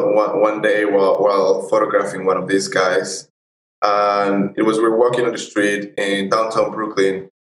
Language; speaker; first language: English; non-native, fluent; Spanish